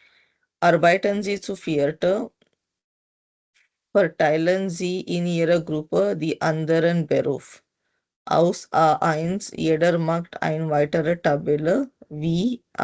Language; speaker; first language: German; non-native, learner; Hindi